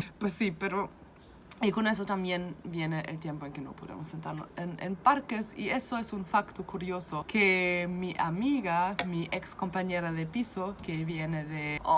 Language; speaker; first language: Spanish; non-native, fluent; German